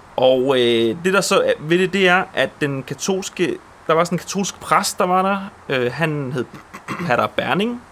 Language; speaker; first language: Danish; early bilingual, other home language; Polish